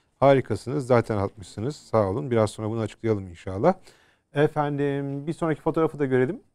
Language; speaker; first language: Turkish; native; Turkish